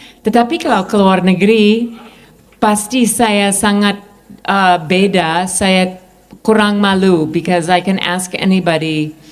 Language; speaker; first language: Indonesian; non-native, fluent; English